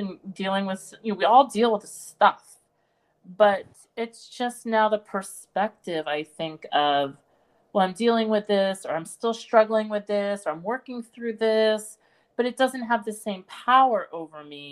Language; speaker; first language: English; native; English